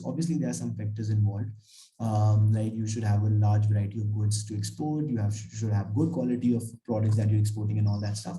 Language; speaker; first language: English; non-native, local second language; Urdu